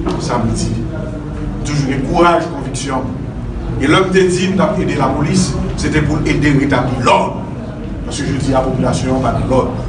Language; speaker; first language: French; non-native, local second language; Haitian Creole